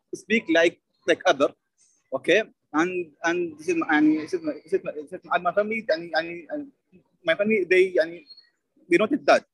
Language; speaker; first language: English; non-native, learner; Arabic